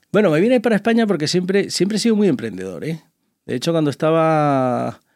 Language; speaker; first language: Spanish; native; Spanish